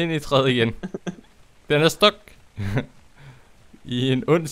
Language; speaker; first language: Danish; native; Danish